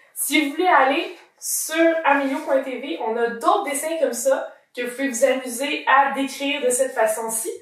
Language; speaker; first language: French; native; French